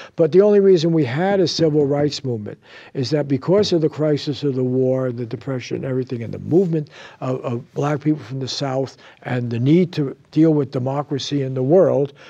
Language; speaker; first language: English; native; English